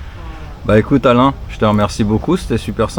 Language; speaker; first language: French; native; French